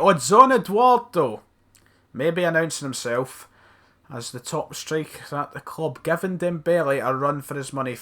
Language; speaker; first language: English; native; English